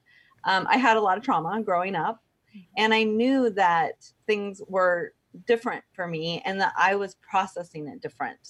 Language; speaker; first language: English; native; English